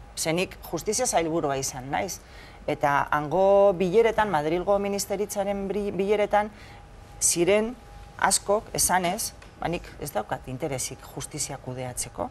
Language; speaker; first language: Basque; non-native, local second language; Spanish